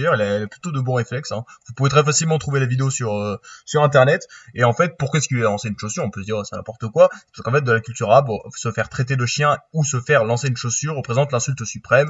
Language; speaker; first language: French; native; French